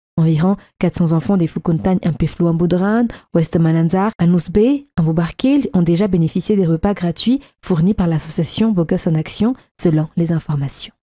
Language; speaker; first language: French; non-native, local second language; Malagasy